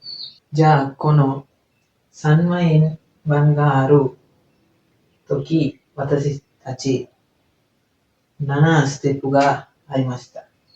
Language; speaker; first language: Japanese; non-native, learner; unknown